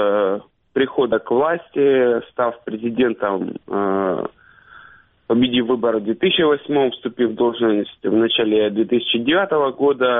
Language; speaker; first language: Russian; native; Russian